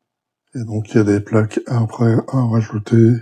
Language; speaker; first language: French; native; French